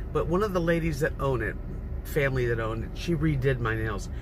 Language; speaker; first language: English; native; English